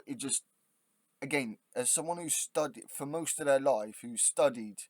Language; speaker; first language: English; native; English